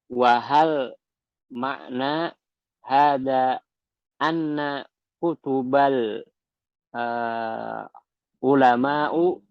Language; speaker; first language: Arabic; non-native, learner; Indonesian